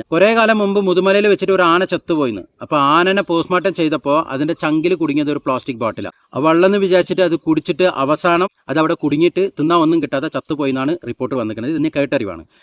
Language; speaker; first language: Malayalam; non-native, local second language; Tamil